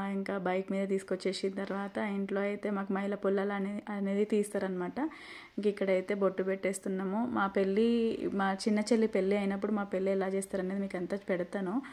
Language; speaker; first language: Telugu; non-native, local second language; Lambadi